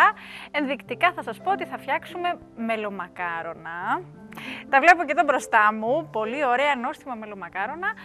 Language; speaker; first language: Greek; native; Greek